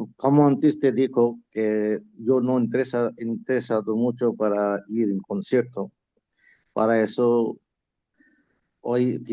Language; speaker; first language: Spanish; non-native, learner; Urdu